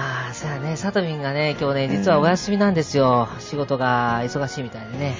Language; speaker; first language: Japanese; native; Japanese